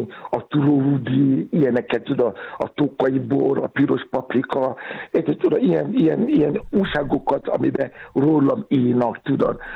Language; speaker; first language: Hungarian; non-native, learner; Yoruba